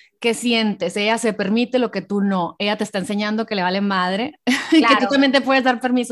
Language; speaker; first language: Spanish; native; Spanish